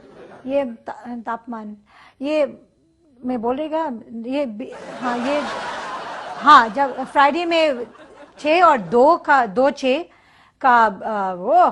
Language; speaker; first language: Hindi; non-native, learner; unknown